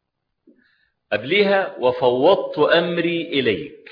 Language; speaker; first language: Arabic; native; Arabic